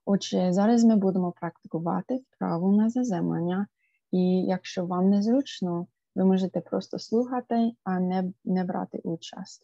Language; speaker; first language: Ukrainian; non-native, fluent; English